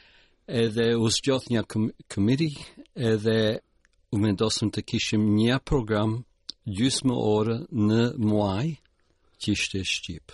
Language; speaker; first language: Albanian; early bilingual, heritage; Albanian